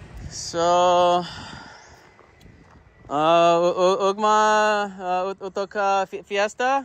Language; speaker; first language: Cebuano; non-native, learner; English